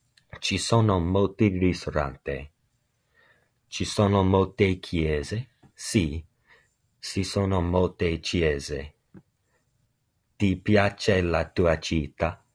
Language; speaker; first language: Italian; non-native, learner; English